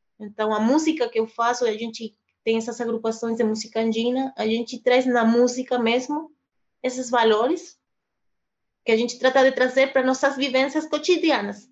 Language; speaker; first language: Portuguese; non-native, fluent; Spanish